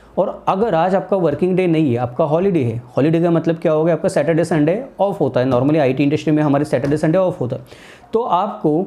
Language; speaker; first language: Hindi; non-native, local second language; Marathi